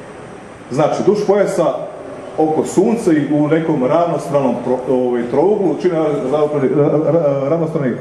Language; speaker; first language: Serbian; native; Serbian